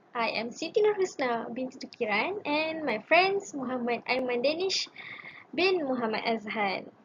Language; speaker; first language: English; non-native, local second language; Malay